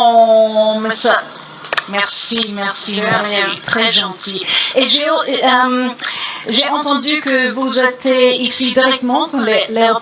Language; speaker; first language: French; non-native, learner; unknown